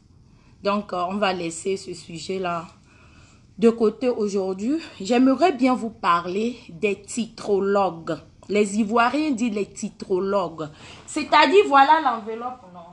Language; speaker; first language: French; non-native, local second language; Ewe